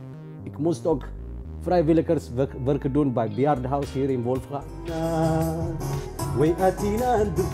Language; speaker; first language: Dutch; non-native, learner; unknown